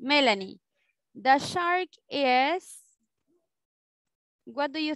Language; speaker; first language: English; non-native, learner; Spanish